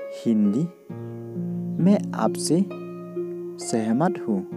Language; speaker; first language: Hindi; non-native, local second language; Khasi